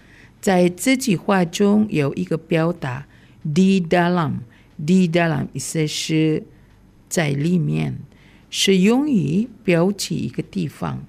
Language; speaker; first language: Chinese; non-native, fluent; Indonesian